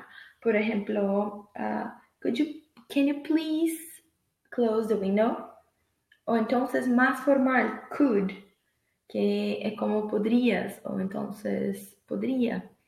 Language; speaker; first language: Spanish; non-native, fluent; Portuguese